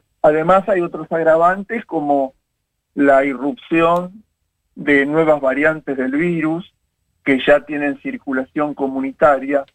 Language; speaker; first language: Spanish; native; Spanish